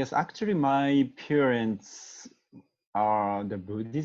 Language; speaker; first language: English; non-native, learner; Japanese